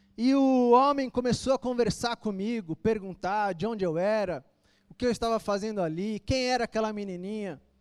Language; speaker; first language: Portuguese; native; Portuguese